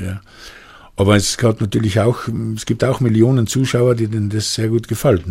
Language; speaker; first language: German; native; German